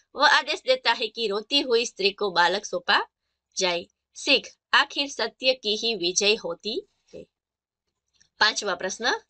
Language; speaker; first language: Hindi; non-native, local second language; Gujarati